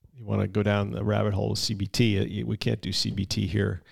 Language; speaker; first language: English; native; English